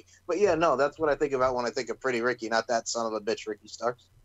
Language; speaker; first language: English; native; English